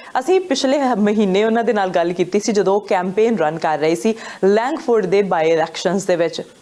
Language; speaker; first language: Punjabi; native; Punjabi